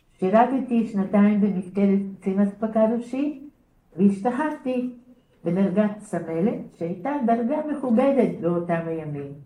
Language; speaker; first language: Hebrew; early bilingual, other home language; Bulgarian